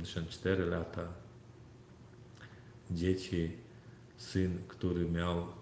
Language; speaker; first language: Polish; non-native, learner; Turkmen